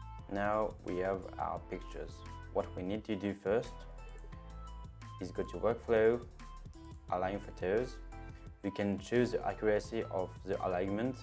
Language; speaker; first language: English; non-native, fluent; French